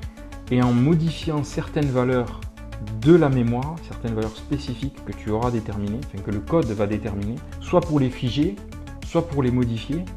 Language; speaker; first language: French; native; French